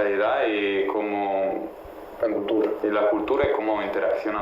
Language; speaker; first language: Spanish; non-native, fluent; Italian